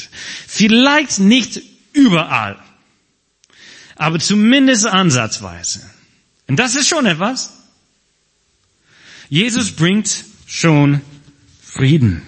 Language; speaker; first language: German; non-native, fluent; English